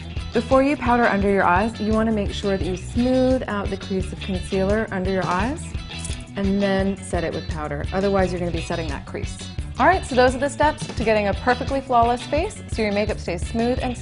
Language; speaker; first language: English; native; English